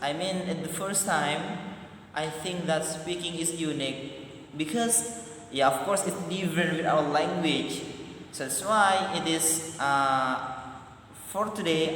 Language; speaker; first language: English; non-native, learner; Madurese